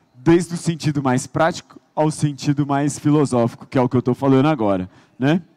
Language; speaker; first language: Portuguese; native; Portuguese